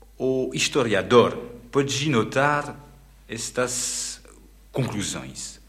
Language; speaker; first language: Portuguese; non-native, fluent; French